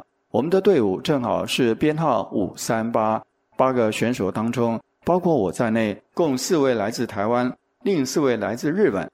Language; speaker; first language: Chinese; native; Chinese